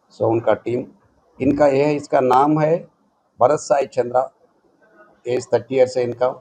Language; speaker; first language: Hindi; non-native, local second language; Telugu